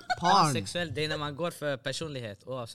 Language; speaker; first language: Swedish; early bilingual, other home language; Arabic